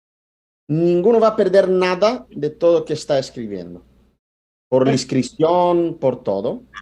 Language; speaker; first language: Spanish; non-native, fluent; Italian